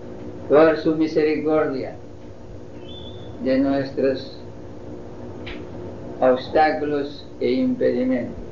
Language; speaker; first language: Spanish; non-native, fluent; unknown